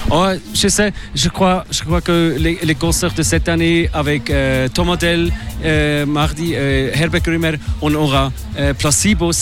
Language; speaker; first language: French; non-native, local second language; German